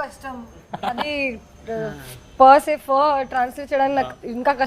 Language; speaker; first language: Telugu; non-native, local second language; Hindi